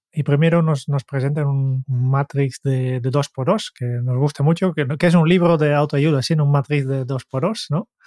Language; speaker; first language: Spanish; non-native, fluent; Dutch